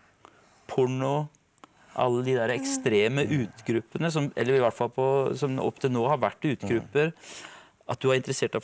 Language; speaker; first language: Norwegian; native; Norwegian